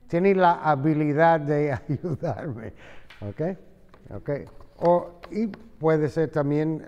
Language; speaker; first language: Spanish; non-native, fluent; English